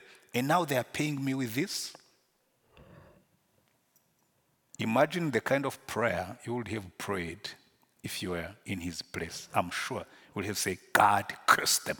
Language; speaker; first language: English; non-native, local second language; Kinyarwanda